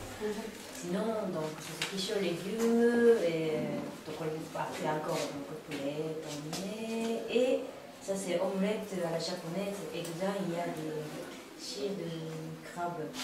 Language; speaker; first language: French; non-native, fluent; Japanese